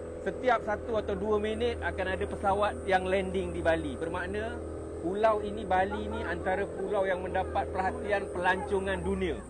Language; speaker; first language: Malay; native; Malay